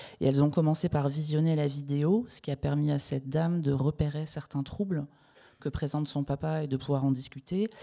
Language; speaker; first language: French; native; French